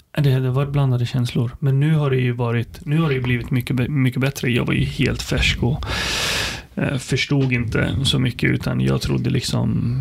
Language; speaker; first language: Swedish; early bilingual, other home language; Arabic